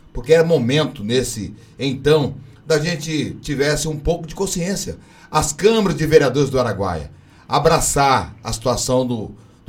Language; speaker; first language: Portuguese; native; Portuguese